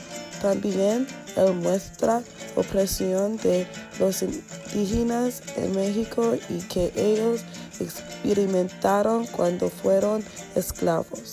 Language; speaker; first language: Spanish; non-native, learner; English